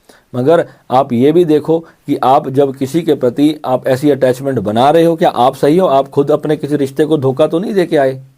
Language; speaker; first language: Hindi; native; Hindi